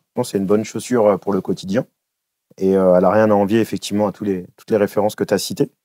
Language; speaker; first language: French; native; French